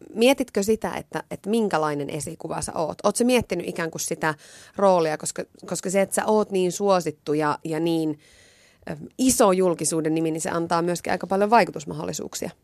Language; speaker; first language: Finnish; native; Finnish